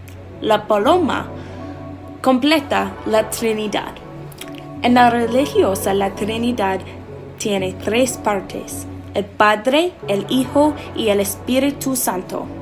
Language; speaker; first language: Spanish; non-native, learner; English